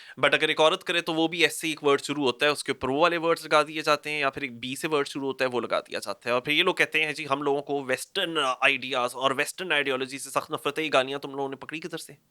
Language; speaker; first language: Urdu; native; Urdu